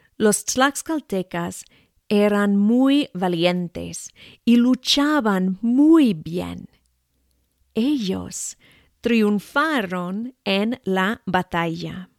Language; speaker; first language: Spanish; non-native, fluent; English